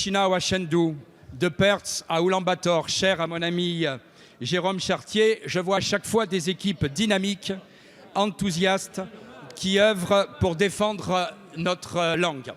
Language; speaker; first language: French; native; French